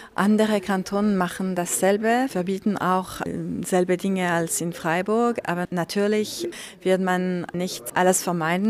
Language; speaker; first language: German; non-native, local second language; French